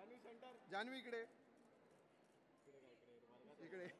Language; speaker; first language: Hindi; non-native, local second language; Marathi